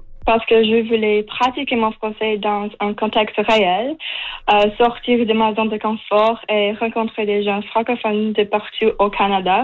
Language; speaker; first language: French; non-native, fluent; Russian